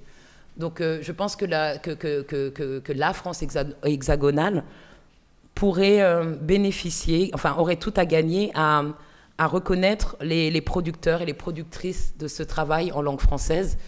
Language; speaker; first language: French; native; French